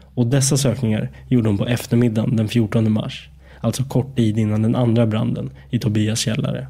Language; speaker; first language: Swedish; native; Swedish